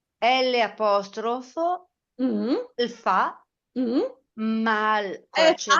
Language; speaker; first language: Italian; native; Italian